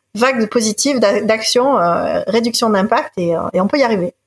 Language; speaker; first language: French; native; French